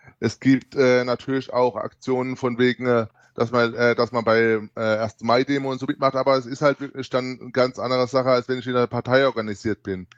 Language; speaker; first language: German; native; German